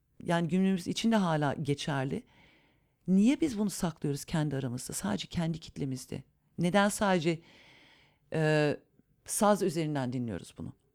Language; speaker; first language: Turkish; early bilingual, heritage; Turkish